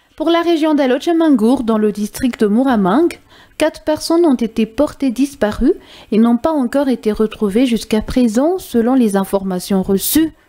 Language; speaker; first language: French; non-native, local second language; Malagasy